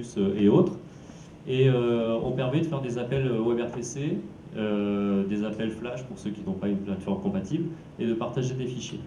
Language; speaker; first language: French; native; French